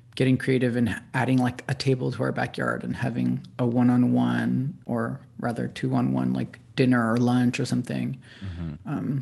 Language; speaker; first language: English; early bilingual, other home language; Spanish